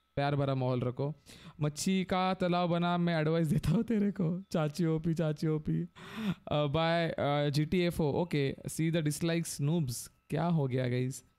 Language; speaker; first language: Hindi; non-native, local second language; Marathi